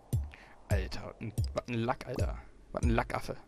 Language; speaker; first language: German; native; German